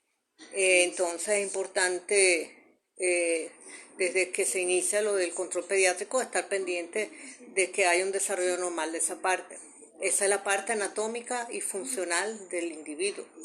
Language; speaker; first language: Spanish; native; Spanish